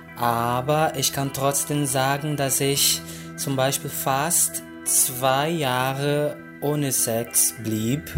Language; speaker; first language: German; non-native, fluent; Portuguese